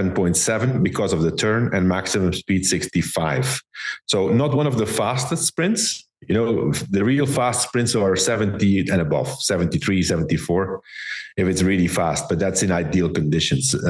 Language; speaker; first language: English; non-native, fluent; Dutch